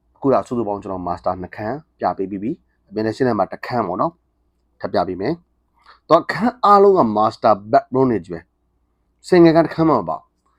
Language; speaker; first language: Burmese; native; Burmese